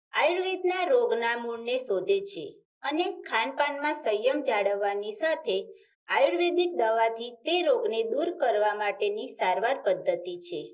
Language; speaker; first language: Gujarati; native; Gujarati